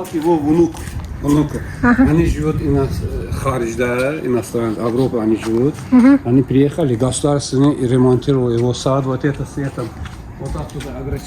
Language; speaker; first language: Russian; non-native, local second language; Azerbaijani